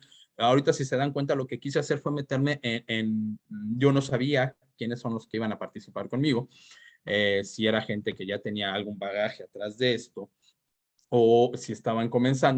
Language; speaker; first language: Spanish; native; Spanish